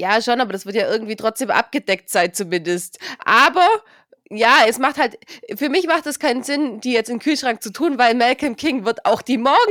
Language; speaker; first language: German; native; German